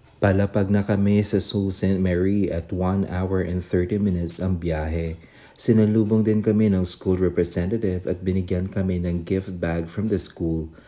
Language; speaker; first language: Filipino; native; Filipino